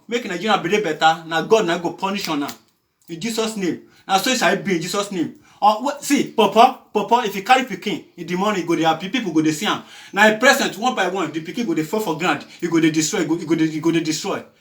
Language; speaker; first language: Nigerian Pidgin; non-native, local second language; Yoruba